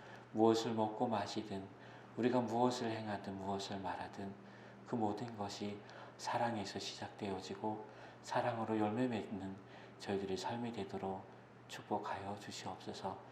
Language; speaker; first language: Korean; native; Korean